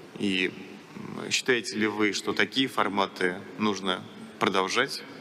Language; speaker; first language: Russian; native; Russian